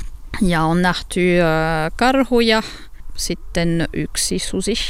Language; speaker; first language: Finnish; non-native, learner; French